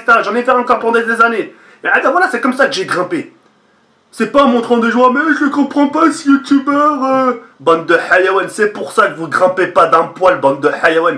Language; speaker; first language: French; native; French